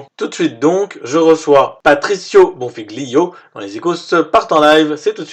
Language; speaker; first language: French; native; French